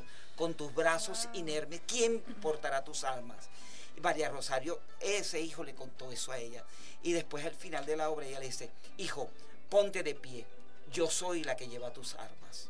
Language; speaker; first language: Spanish; native; Spanish